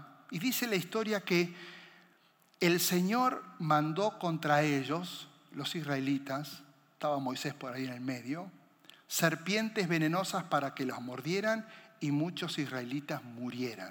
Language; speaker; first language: Spanish; native; Spanish